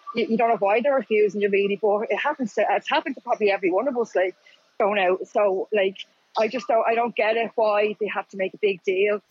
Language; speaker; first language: English; native; English